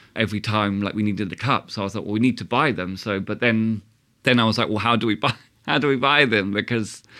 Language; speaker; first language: English; native; English